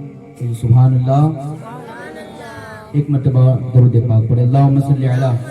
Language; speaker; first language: Urdu; native; Urdu